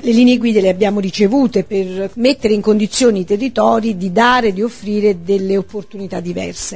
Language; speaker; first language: Italian; native; Italian